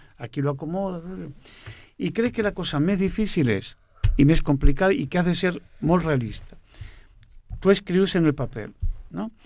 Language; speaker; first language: Catalan; non-native, fluent; Portuguese